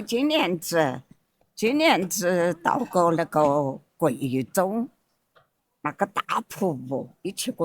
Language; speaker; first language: Chinese; native; Chinese